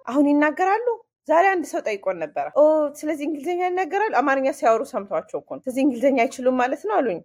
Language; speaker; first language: Amharic; early bilingual, heritage; Amharic